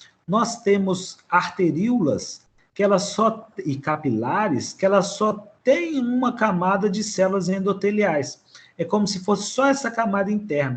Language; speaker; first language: Portuguese; native; Portuguese